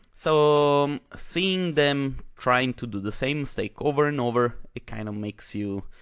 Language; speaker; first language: English; non-native, fluent; Italian